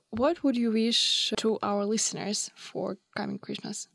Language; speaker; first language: English; non-native, fluent; Russian